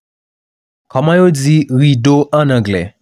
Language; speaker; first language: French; non-native, local second language; Haitian Creole